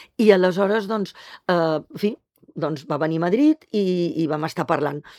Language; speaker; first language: Catalan; native; Catalan